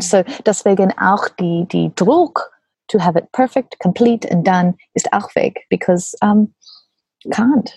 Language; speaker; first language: German; non-native, learner; English